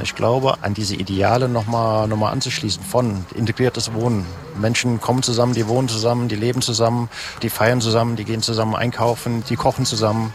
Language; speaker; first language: German; native; German